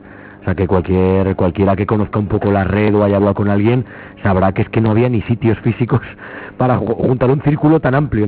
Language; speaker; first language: Spanish; native; Spanish